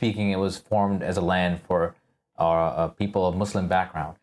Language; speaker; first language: English; non-native, local second language; Urdu